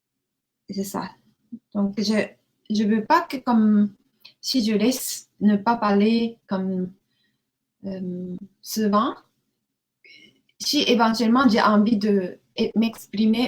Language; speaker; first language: French; non-native, learner; Japanese